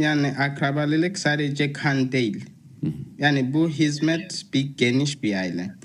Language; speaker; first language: Turkish; non-native, fluent; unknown